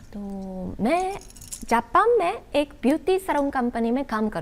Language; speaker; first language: Hindi; non-native, learner; Japanese